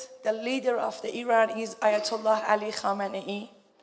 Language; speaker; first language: English; non-native, learner; Persian